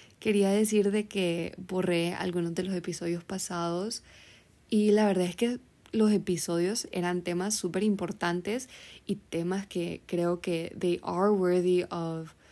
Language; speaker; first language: Spanish; early bilingual, heritage; Spanish